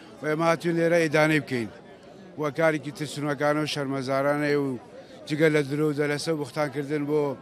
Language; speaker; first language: Central Kurdish; native; Central Kurdish